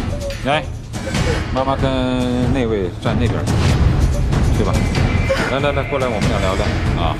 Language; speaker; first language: Chinese; native; Chinese